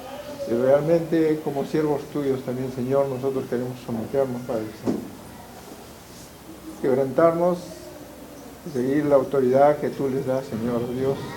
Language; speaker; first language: Spanish; native; Spanish